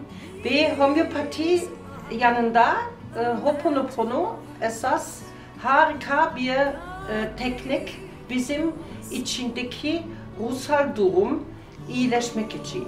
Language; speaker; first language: Turkish; non-native, learner; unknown